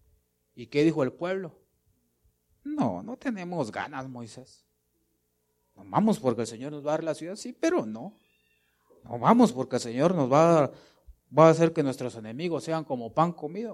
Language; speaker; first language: Spanish; native; Spanish